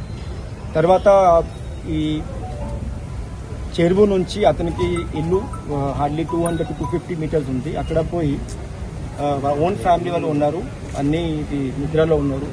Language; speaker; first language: Telugu; non-native, learner; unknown